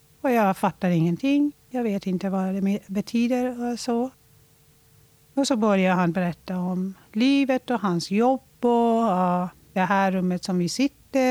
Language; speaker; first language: Swedish; non-native, fluent; Persian